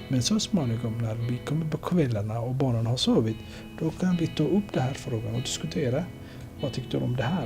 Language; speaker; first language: Swedish; non-native, fluent; Somali